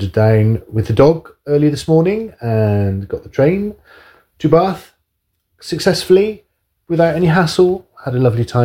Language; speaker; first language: English; native; English